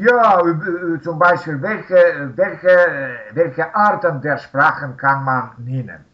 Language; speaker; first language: German; non-native, learner; Russian